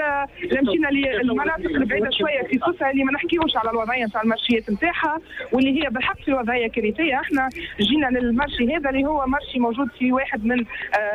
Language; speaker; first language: Arabic; native; Arabic